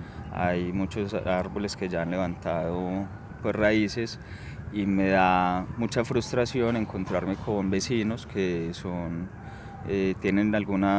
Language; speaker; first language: Spanish; native; Spanish